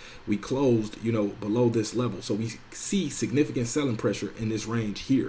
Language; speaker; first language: English; native; English